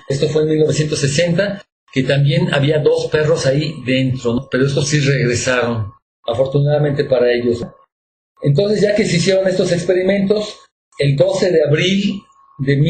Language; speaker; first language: Spanish; native; Spanish